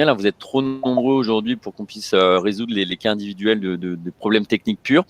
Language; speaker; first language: French; native; French